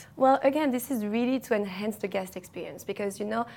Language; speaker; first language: English; non-native, fluent; French